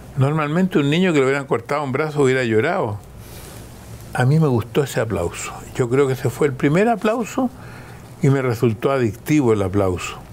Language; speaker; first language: Spanish; early bilingual, other home language; German